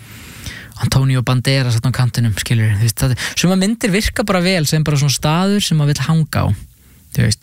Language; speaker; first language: Icelandic; native; Icelandic